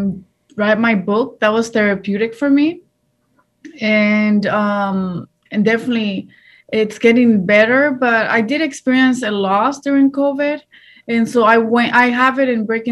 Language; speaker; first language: English; early bilingual, other home language; Spanish